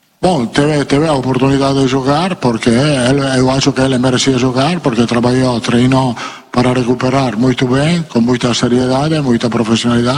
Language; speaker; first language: Portuguese; non-native, learner; Italian